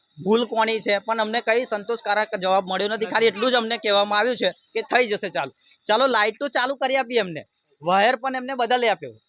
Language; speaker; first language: Gujarati; native; Gujarati